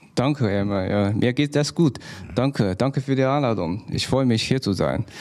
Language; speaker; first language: German; non-native, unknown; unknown